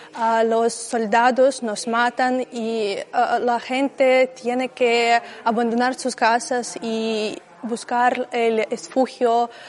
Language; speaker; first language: Spanish; non-native, learner; Russian